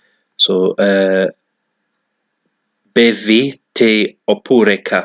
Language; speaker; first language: Italian; non-native, learner; English